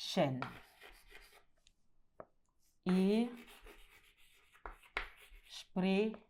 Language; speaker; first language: German; non-native, fluent; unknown